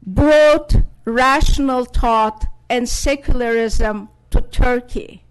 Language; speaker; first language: English; non-native, fluent; Turkish